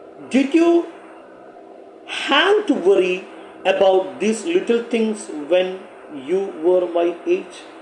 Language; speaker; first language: English; non-native, local second language; Malayalam